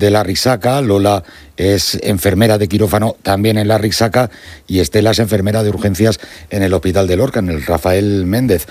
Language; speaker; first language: Spanish; native; Spanish